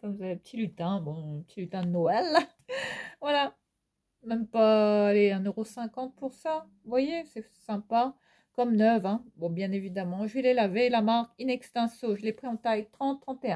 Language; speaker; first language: French; native; French